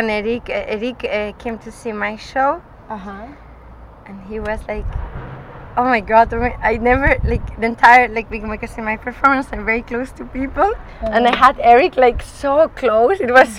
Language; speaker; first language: English; non-native, fluent; Spanish